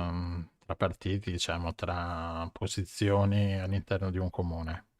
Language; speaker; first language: Italian; native; Italian